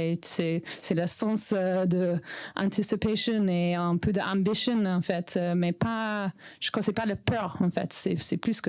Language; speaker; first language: French; non-native, learner; English